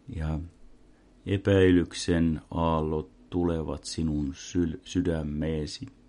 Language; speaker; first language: Finnish; non-native, local second language; Swedish